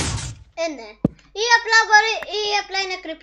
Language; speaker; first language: Greek; native; Greek